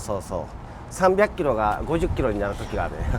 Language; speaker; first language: Japanese; native; Japanese